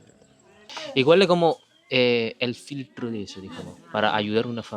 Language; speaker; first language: Spanish; non-native, fluent; Indonesian